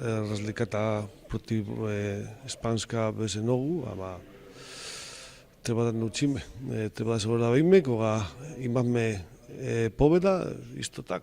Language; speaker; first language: Macedonian; non-native, fluent; Spanish